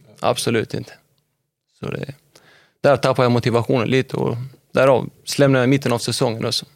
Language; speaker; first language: Swedish; early bilingual, other home language; Albanian